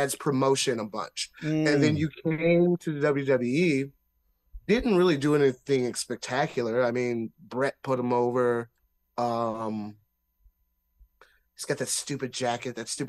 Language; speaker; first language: English; native; English